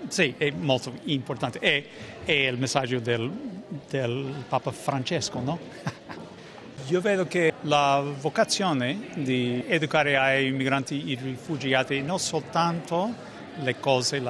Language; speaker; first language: Italian; non-native, fluent; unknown